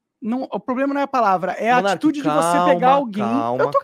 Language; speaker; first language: Portuguese; native; Portuguese